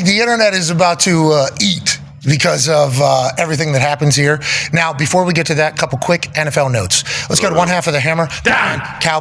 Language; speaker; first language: English; native; English